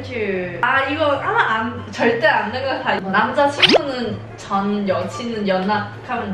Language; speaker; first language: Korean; non-native, learner; Cantonese